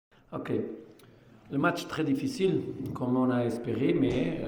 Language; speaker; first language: French; non-native, fluent; Portuguese